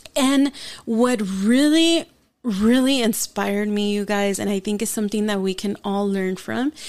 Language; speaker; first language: English; early bilingual, other home language; Spanish